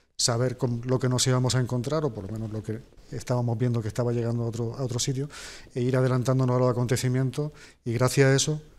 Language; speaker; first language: Spanish; native; Spanish